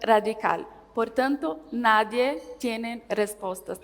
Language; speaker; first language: Spanish; non-native, learner; Portuguese